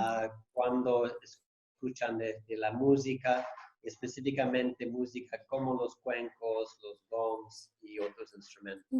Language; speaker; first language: Spanish; non-native, fluent; English